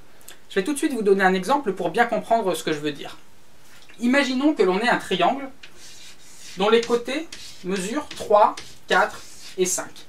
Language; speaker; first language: French; native; French